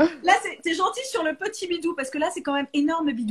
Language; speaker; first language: French; native; French